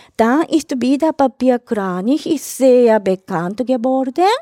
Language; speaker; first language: German; non-native, learner; Japanese